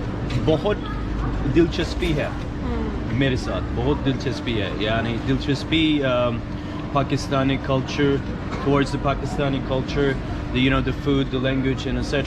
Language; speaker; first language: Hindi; non-native, learner; Turkish